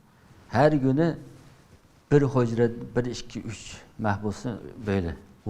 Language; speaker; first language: Turkish; non-native, learner; Uyghur